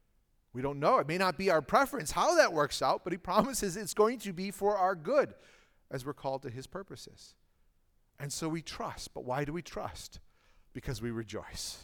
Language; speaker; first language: English; native; English